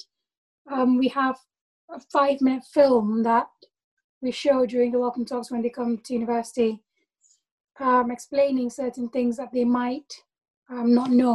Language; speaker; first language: English; non-native, local second language; Tamil